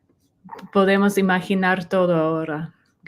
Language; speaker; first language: Spanish; non-native, learner; English